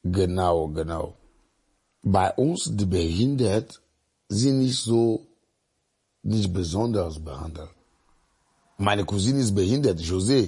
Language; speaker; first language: German; non-native, learner; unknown